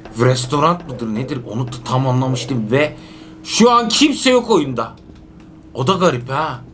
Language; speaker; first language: Turkish; native; Turkish